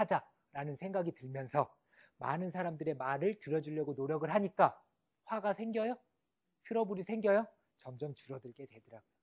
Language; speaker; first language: Korean; native; Korean